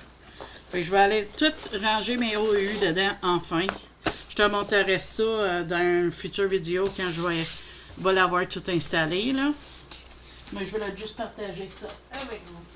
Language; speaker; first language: French; native; French